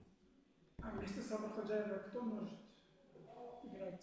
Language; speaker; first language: Russian; non-native, local second language; Uzbek